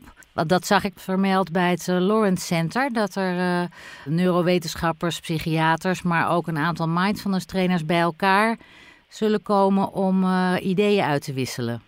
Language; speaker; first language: Dutch; native; Dutch